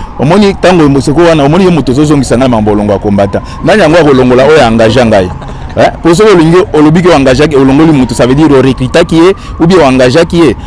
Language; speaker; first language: Lingala; native; Lingala